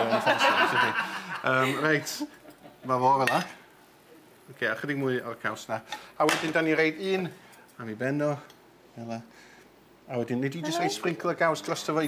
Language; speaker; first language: Welsh; native; Welsh